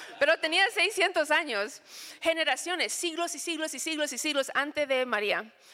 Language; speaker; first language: Spanish; non-native, fluent; English